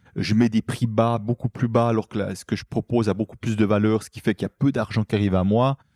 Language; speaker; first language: French; native; French